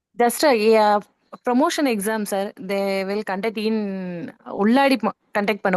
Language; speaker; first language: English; non-native, learner; Tamil